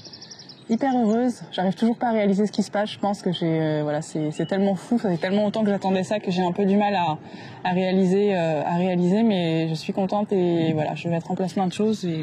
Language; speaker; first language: French; native; French